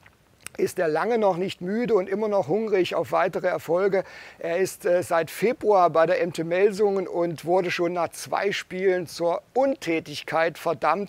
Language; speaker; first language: German; native; German